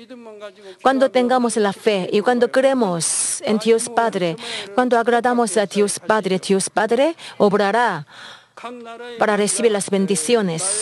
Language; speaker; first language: Spanish; non-native, learner; Korean